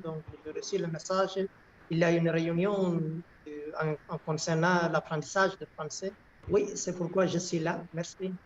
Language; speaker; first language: French; non-native, learner; Malayalam